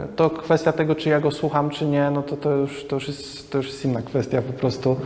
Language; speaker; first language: Polish; native; Polish